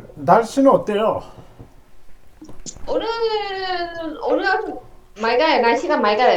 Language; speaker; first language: Korean; non-native, learner; Vietnamese